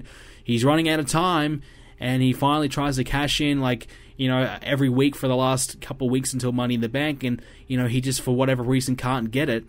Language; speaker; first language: English; native; English